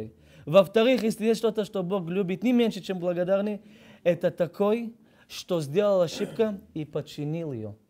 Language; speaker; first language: Russian; early bilingual, heritage; Russian